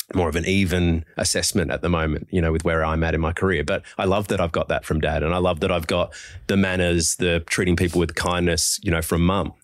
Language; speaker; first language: English; native; English